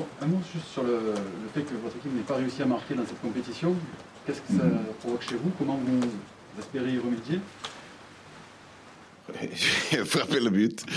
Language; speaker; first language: French; native; French